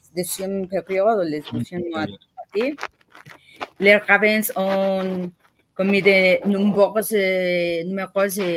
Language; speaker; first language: French; non-native, fluent; Spanish